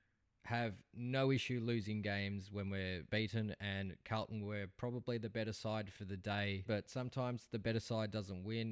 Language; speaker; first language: English; native; English